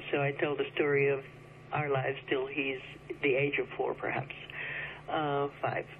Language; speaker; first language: English; early bilingual, other home language; Chinese